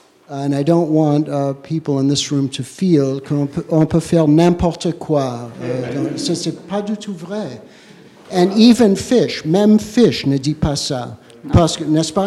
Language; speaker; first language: French; non-native, fluent; English